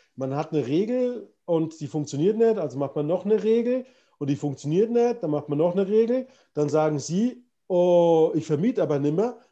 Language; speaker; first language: German; native; German